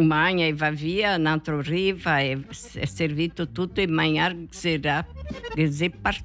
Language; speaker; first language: Italian; early bilingual, heritage; Portuguese